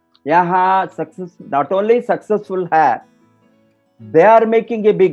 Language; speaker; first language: Hindi; non-native, local second language; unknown